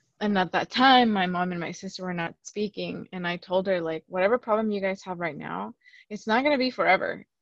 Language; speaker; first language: English; early bilingual, other home language; Spanish